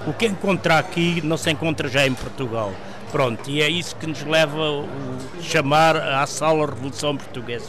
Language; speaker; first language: Portuguese; native; Portuguese